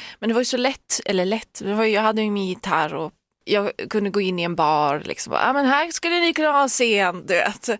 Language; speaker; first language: Swedish; early bilingual, other home language; Persian